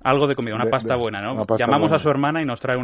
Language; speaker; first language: Spanish; native; Spanish